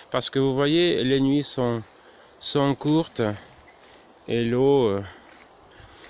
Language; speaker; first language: French; non-native, fluent; Russian